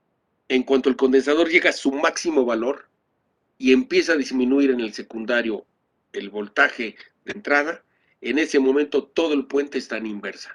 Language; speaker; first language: Spanish; native; Spanish